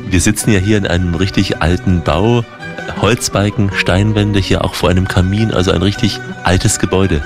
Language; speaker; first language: German; native; German